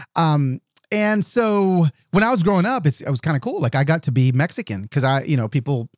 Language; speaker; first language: English; early bilingual, other home language; Yoruba